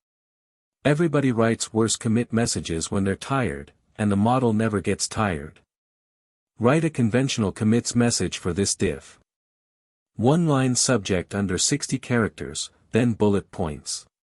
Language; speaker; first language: English; native; English